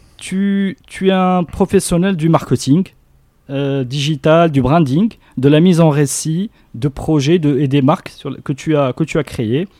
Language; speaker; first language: French; non-native, local second language; Arabic